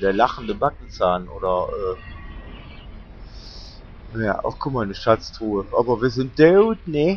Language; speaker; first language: German; native; German